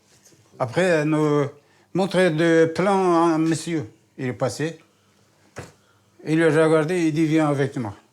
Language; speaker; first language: French; non-native, learner; Turkish